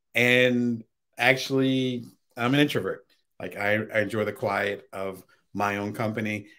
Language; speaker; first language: English; native; English